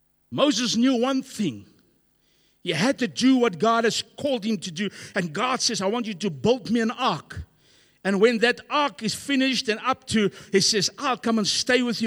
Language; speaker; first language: English; non-native, local second language; Afrikaans